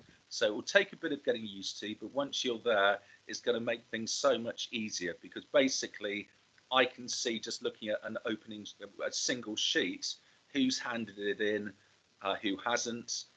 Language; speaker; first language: English; native; English